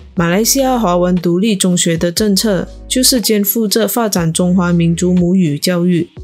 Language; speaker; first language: Chinese; native; Chinese